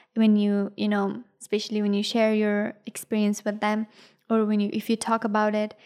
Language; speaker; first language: English; non-native, fluent; Persian